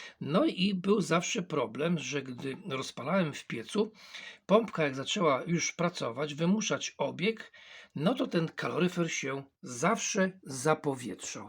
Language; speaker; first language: Polish; native; Polish